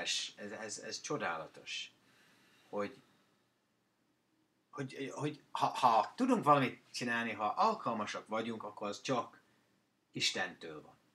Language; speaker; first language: Hungarian; non-native, learner; English